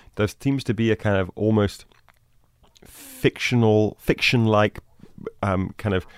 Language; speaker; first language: English; native; English